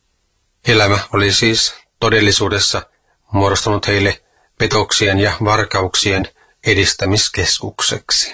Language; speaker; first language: Finnish; native; Finnish